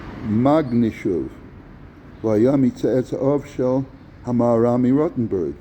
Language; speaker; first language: Hebrew; non-native, fluent; English